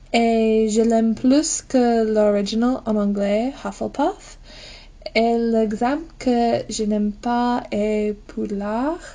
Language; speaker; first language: French; non-native, fluent; English